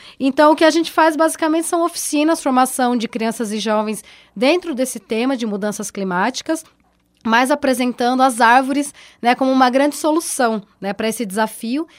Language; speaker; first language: Portuguese; native; Portuguese